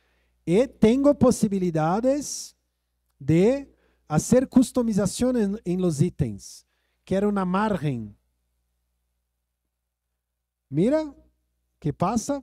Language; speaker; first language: Spanish; non-native, fluent; Portuguese